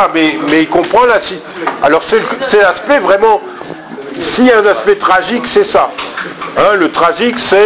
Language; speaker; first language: French; native; French